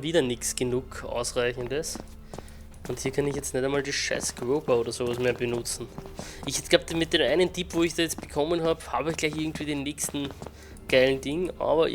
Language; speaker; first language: German; native; German